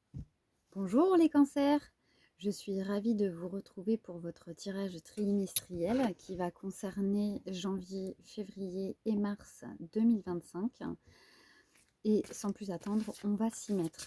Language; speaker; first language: French; native; French